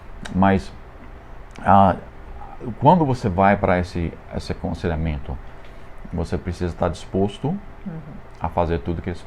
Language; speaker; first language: Portuguese; non-native, fluent; English